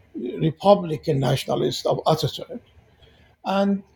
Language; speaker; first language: English; non-native, fluent; Persian